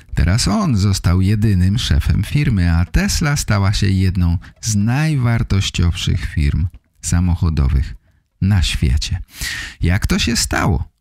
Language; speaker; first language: Polish; native; Polish